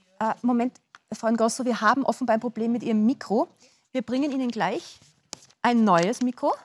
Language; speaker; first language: German; native; German